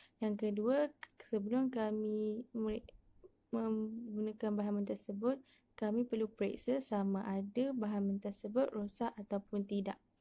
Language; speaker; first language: Malay; native; Malay